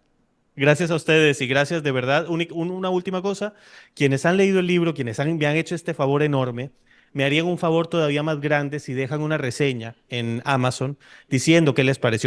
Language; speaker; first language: Spanish; native; Spanish